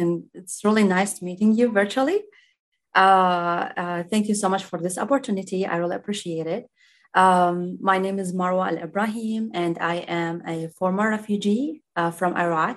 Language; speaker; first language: English; non-native, fluent; Arabic